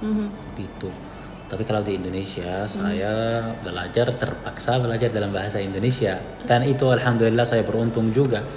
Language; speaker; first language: Indonesian; non-native, fluent; Arabic